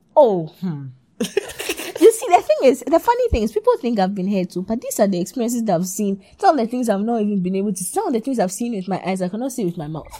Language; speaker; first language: English; non-native, local second language; Akan